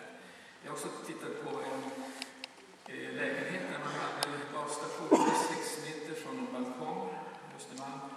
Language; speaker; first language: Swedish; native; Swedish